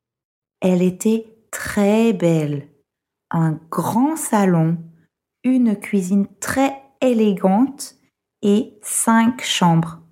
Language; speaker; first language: French; non-native, fluent; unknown